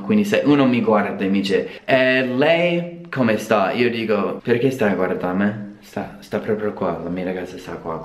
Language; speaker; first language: Italian; non-native, fluent; English